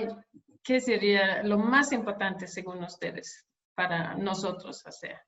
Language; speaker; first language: Spanish; non-native, fluent; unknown